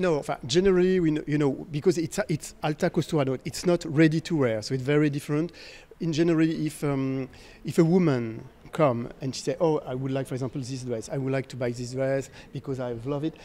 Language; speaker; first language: English; non-native, fluent; French